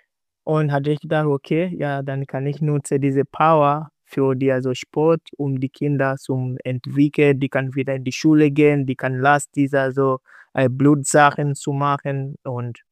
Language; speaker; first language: German; non-native, learner; Swahili